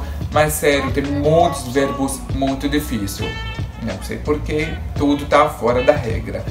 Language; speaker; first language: Portuguese; non-native, fluent; Arabic